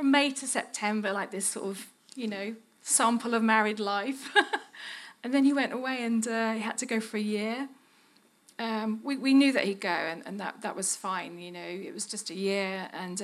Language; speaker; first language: English; native; English